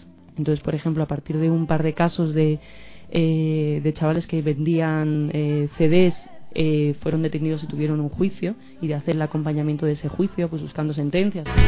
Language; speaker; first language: Spanish; native; Spanish